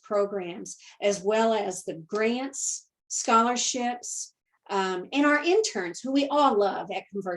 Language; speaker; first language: English; native; English